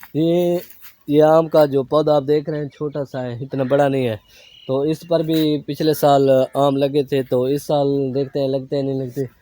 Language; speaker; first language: Urdu; non-native, local second language; Saraiki